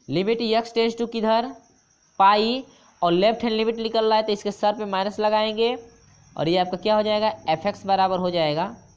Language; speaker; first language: Hindi; native; Hindi